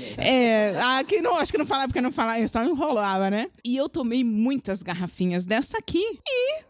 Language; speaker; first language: Portuguese; native; Portuguese